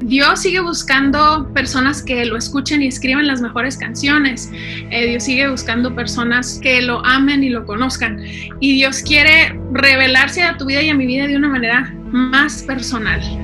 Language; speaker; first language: Spanish; native; Spanish